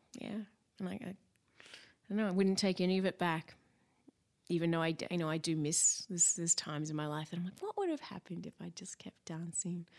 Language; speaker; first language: English; native; English